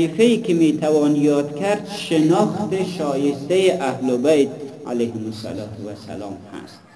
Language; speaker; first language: Persian; native; Persian